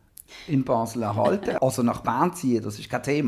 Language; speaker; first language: German; native; German